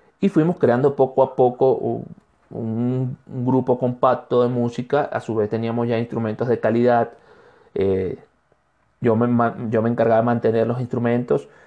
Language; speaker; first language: Spanish; native; Spanish